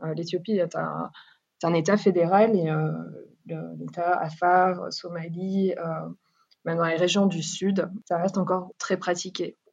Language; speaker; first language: French; native; French